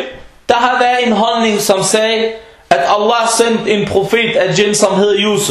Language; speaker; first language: Danish; non-native, fluent; Arabic